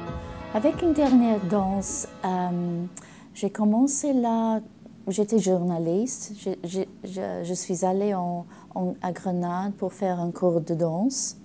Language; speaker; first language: French; non-native, learner; English